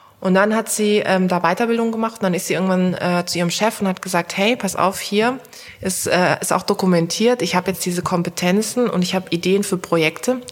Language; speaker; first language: German; early bilingual, other home language; Turkish